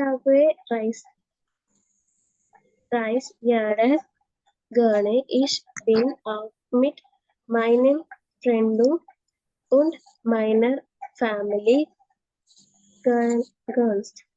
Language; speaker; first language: German; non-native, learner; Malayalam